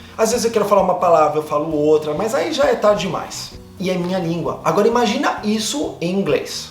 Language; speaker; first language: Portuguese; native; Portuguese